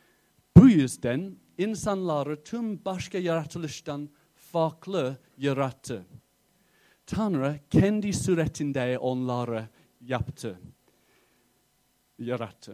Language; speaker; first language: Turkish; non-native, fluent; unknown